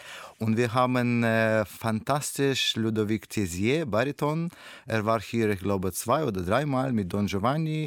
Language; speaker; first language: German; non-native, learner; Russian